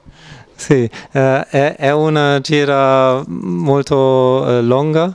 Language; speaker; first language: Italian; non-native, learner; German